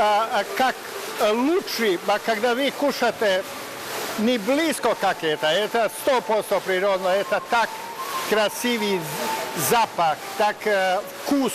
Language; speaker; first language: Russian; non-native, learner; Croatian